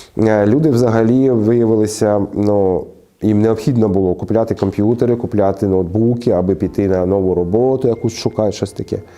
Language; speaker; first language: Ukrainian; non-native, local second language; Russian